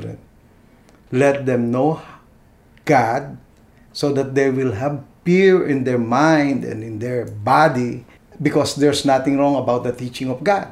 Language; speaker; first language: English; non-native, local second language; Filipino